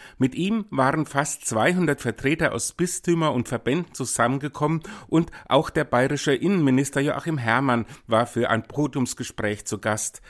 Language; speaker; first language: German; native; German